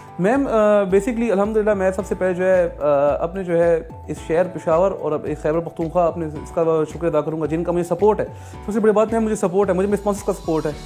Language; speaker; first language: Urdu; non-native, local second language; Pashto